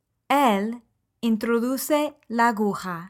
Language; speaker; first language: Spanish; non-native, fluent; English